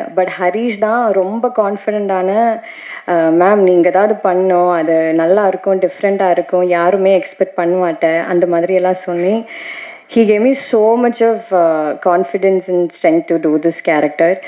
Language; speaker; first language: Tamil; non-native, learner; Malayalam